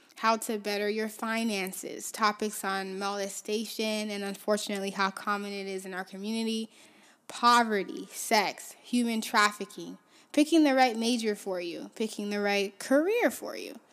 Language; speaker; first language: English; early bilingual, other home language; Haitian Creole